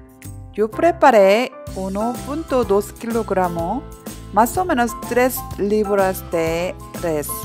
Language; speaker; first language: Spanish; non-native, learner; Korean